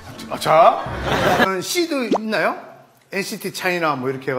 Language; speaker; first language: Korean; native; Korean